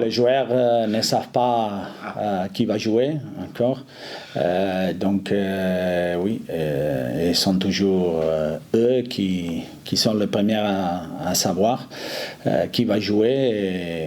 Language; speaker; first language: French; non-native, fluent; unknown